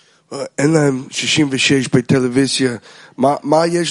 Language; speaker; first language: Hebrew; non-native, fluent; English